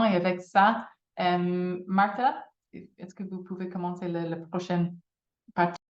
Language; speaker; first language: French; non-native, fluent; English